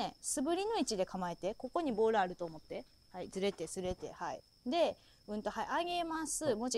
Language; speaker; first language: Japanese; native; Japanese